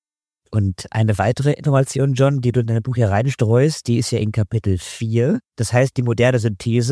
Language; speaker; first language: German; native; German